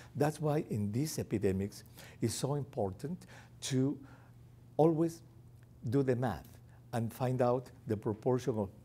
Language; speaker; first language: English; non-native, fluent; Spanish